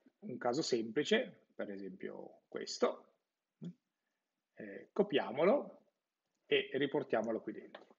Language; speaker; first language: Italian; native; Italian